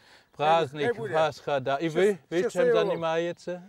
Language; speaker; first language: Russian; non-native, learner; German